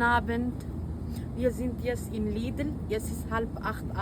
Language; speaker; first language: German; non-native, learner; Kurdish